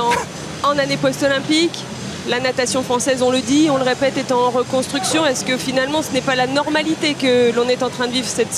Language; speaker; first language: French; native; French